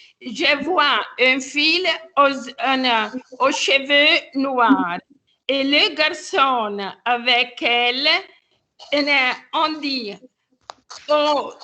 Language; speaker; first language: French; non-native, learner; Italian